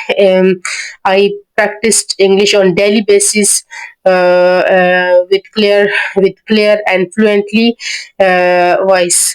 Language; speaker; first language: English; non-native, learner; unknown